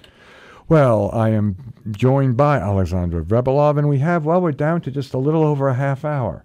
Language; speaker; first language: English; native; English